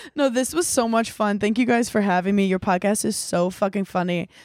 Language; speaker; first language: English; native; English